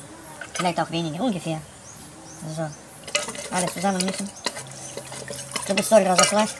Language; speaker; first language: German; non-native, learner; Russian